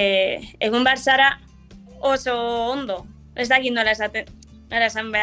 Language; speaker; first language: Basque; non-native, local second language; Spanish